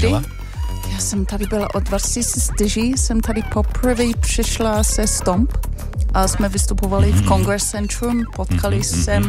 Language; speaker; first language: Czech; non-native, fluent; English